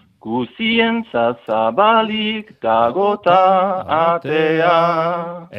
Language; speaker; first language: Basque; non-native, fluent; English